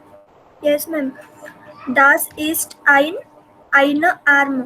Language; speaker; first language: German; non-native, learner; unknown